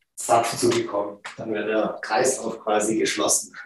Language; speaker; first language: German; native; German